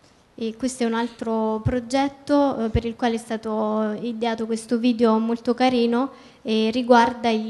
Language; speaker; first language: Italian; native; Italian